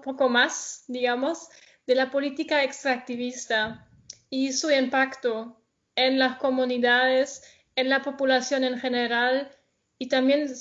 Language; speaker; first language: Spanish; non-native, fluent; German